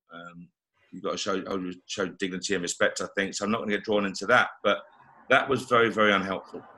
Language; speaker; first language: English; native; English